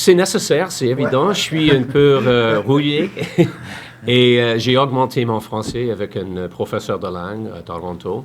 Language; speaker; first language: French; non-native, learner; English